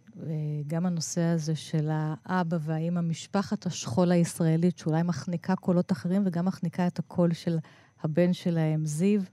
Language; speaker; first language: Hebrew; native; Hebrew